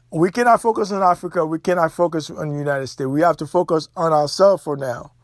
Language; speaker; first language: English; non-native, fluent; Haitian Creole